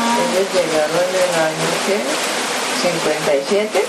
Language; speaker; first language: Spanish; early bilingual, other home language; Japanese